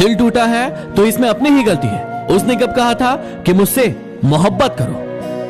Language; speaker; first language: Hindi; native; Hindi